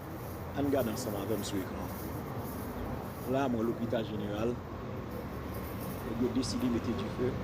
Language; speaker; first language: French; non-native, local second language; Haitian Creole